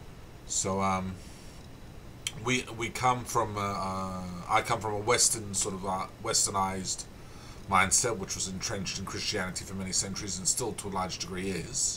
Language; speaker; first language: English; native; English